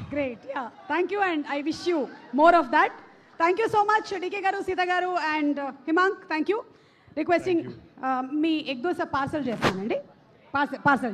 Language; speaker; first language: Telugu; native; Telugu